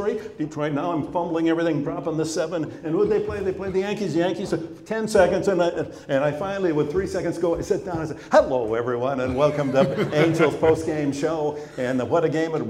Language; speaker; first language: English; native; English